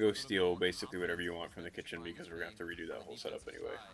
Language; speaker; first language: English; native; English